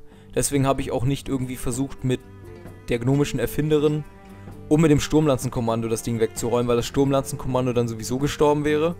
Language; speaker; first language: German; native; German